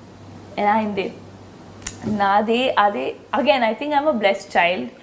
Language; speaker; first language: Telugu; non-native, fluent; Hindi